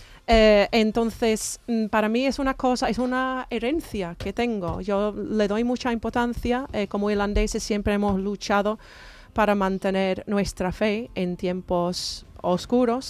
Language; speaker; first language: Spanish; non-native, fluent; English